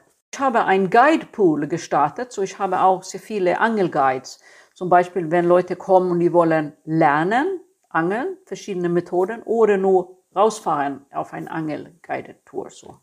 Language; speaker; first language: German; non-native, fluent; Swedish